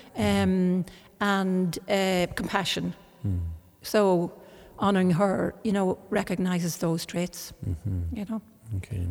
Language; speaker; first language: English; non-native, local second language; Irish